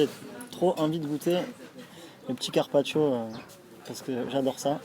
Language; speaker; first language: French; native; French